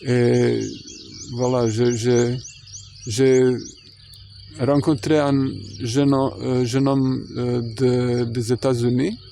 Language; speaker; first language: French; non-native, fluent; Croatian